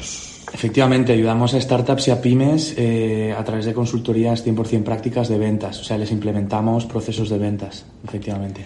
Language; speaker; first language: Spanish; native; Spanish